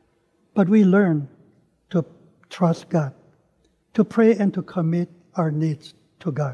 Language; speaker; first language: English; non-native, local second language; Min Nan Chinese